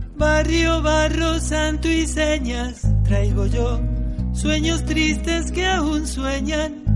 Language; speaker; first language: Spanish; native; Spanish